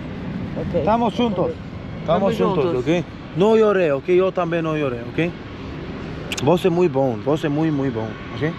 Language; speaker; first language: Spanish; non-native, learner; Swedish